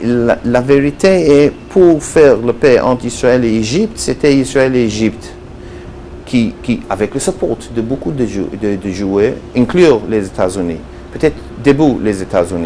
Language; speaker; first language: French; non-native, learner; Hebrew